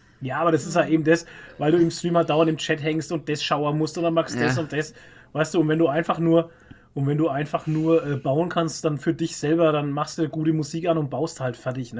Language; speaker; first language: German; native; German